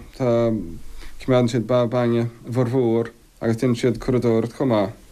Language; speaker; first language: Irish; native; Irish